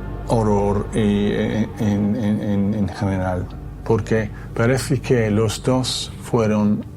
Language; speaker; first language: Spanish; non-native, fluent; English